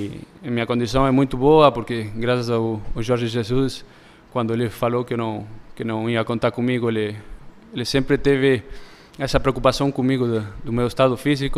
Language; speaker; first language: Portuguese; early bilingual, heritage; Spanish